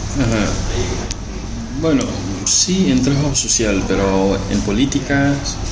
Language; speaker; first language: Spanish; non-native, fluent; Wolof